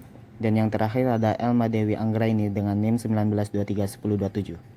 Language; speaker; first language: Indonesian; native; Indonesian